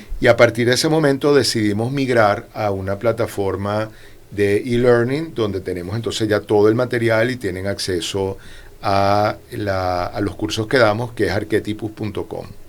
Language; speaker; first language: Spanish; native; Spanish